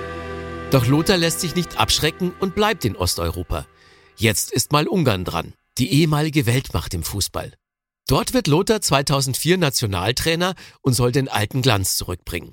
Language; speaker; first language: German; native; German